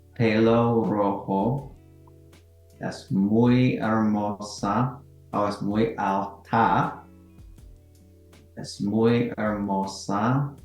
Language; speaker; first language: Spanish; non-native, learner; English